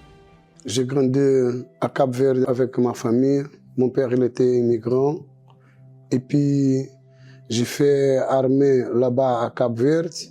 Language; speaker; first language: French; non-native, local second language; Portuguese